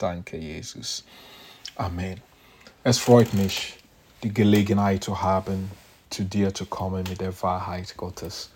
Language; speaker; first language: German; non-native, fluent; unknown